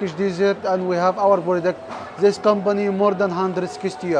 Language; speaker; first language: English; non-native, learner; Turkish